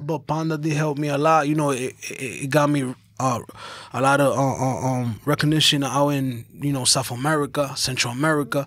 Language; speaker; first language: English; early bilingual, other home language; Spanish